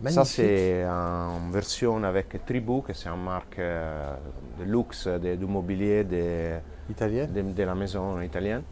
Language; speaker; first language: French; non-native, fluent; Italian